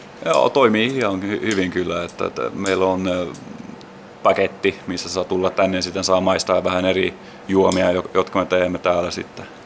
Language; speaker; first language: Finnish; non-native, local second language; Swedish